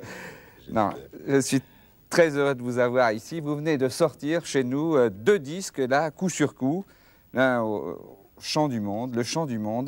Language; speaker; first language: French; native; French